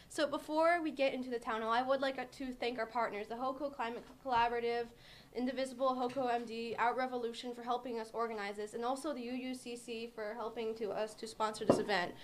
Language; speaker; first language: English; native; English